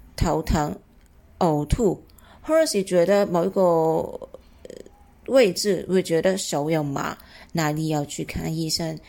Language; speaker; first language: Chinese; non-native, local second language; Cantonese